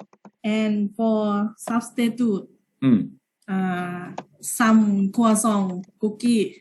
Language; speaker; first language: English; non-native, learner; Lao